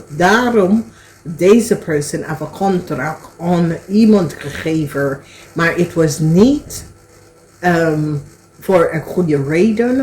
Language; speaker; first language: Dutch; non-native, learner; English